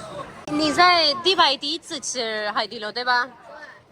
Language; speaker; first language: Chinese; non-native, fluent; Urdu